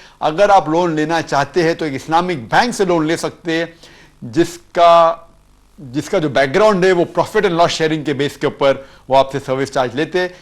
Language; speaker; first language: Urdu; non-native, local second language; Konkani